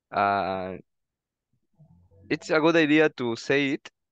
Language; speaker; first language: English; non-native, learner; Spanish